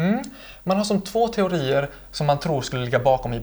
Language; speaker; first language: Swedish; native; Swedish